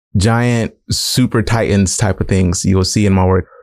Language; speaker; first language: English; native; English